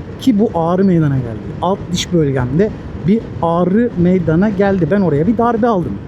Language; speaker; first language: Turkish; native; Turkish